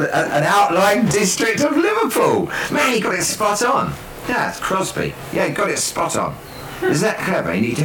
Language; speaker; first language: English; native; English